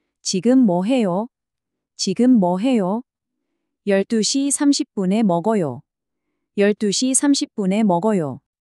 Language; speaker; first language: Korean; non-native, fluent; Filipino